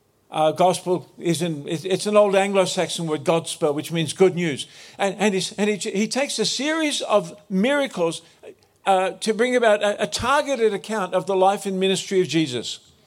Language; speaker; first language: English; native; English